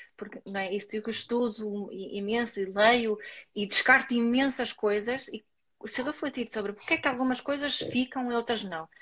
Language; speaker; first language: Portuguese; non-native, fluent; Swedish